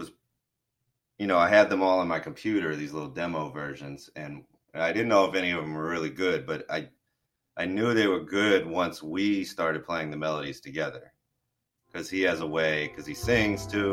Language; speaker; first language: English; native; English